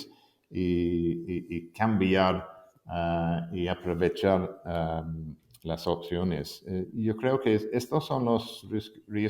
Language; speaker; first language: Spanish; non-native, fluent; English